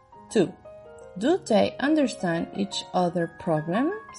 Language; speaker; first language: English; non-native, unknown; Spanish